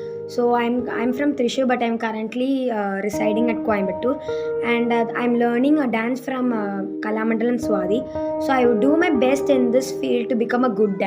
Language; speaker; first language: English; non-native, local second language; Malayalam